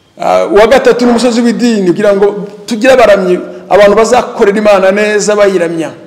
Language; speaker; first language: Kinyarwanda; native; Kinyarwanda